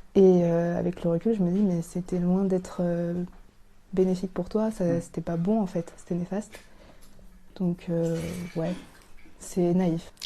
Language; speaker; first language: French; native; French